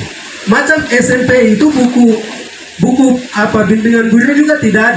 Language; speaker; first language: Indonesian; non-native, local second language; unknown